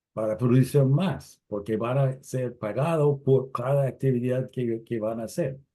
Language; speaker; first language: Spanish; non-native, fluent; English